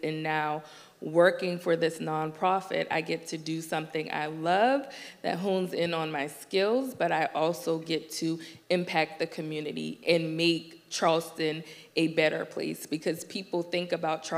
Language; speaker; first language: English; native; English